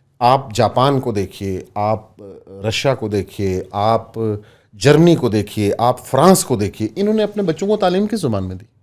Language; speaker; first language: Urdu; non-native, local second language; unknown